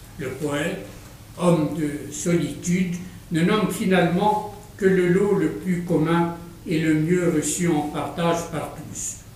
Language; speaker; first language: French; non-native, local second language; Arabic